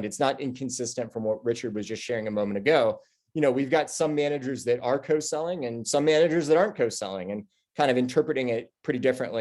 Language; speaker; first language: English; native; English